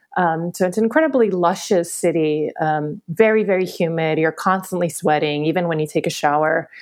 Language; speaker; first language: English; early bilingual, other home language; Spanish